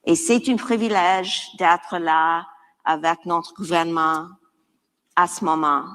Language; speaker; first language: French; non-native, local second language; English